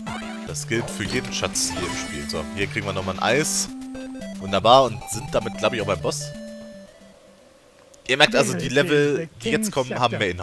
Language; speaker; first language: German; native; German